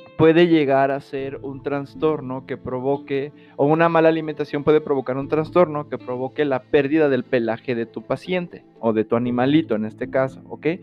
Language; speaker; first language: Spanish; native; Spanish